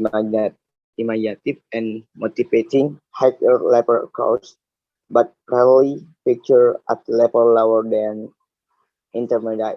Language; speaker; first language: English; non-native, learner; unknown